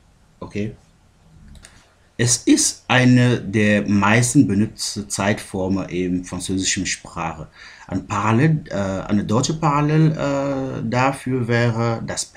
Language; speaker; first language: German; non-native, fluent; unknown